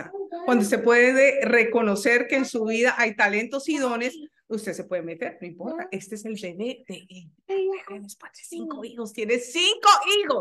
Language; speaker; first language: Spanish; native; Spanish